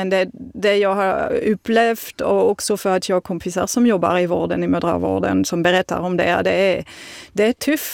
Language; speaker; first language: Swedish; non-native, fluent; French